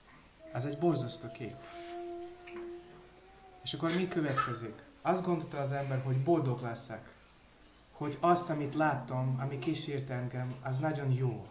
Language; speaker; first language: Hungarian; non-native, learner; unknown